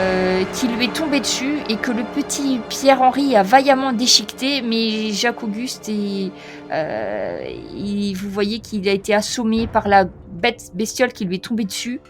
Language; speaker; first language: French; native; French